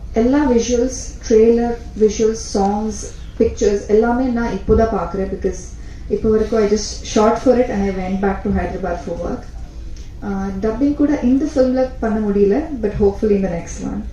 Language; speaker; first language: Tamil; non-native, learner; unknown